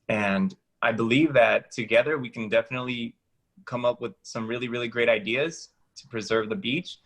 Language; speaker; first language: English; early bilingual, other home language; Spanish